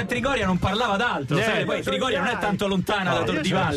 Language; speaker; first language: Italian; native; Italian